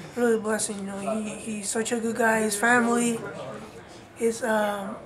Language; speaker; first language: English; early bilingual, other home language; Spanish